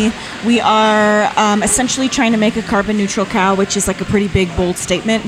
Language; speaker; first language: English; native; English